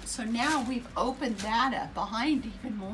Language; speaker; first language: English; native; English